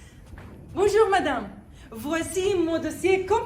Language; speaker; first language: French; non-native, fluent; Arabic